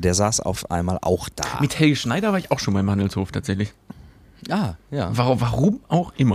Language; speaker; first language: German; native; German